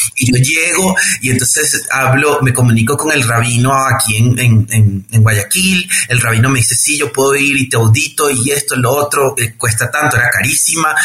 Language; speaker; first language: Spanish; native; Spanish